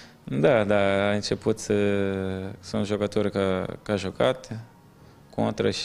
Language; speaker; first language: Romanian; non-native, learner; Portuguese